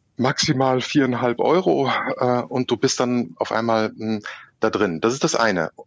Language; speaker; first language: German; native; German